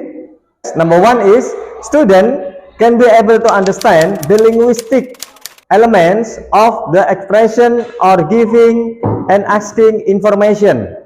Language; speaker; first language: English; non-native, learner; Indonesian